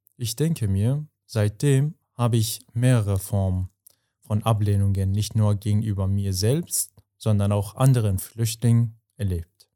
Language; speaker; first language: German; non-native, fluent; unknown